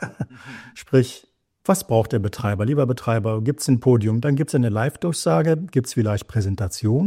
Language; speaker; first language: German; native; German